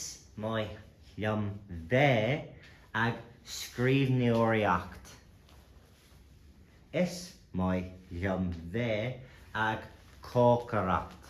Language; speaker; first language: Irish; non-native, local second language; English